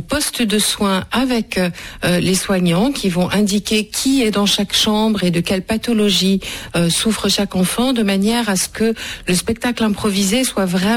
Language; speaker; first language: French; native; French